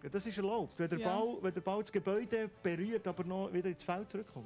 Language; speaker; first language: German; native; German